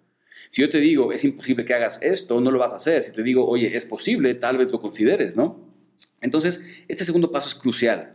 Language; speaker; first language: Spanish; native; Spanish